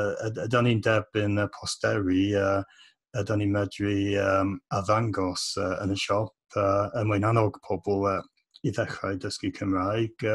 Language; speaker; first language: Welsh; non-native, fluent; English